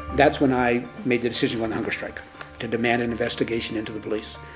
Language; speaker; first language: English; native; English